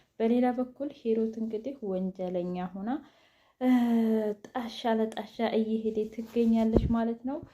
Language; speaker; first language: Amharic; native; Amharic